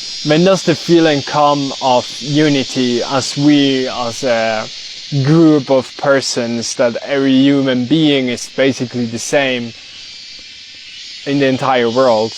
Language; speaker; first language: English; non-native, fluent; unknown